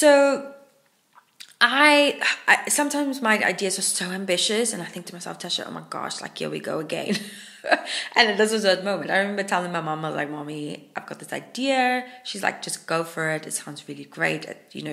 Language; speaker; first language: English; native; English